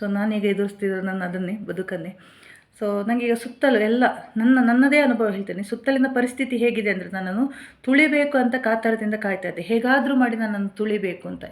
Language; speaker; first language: Kannada; non-native, local second language; Tulu